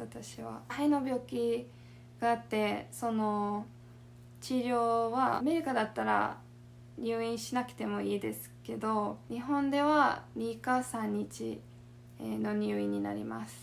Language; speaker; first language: Japanese; non-native, fluent; English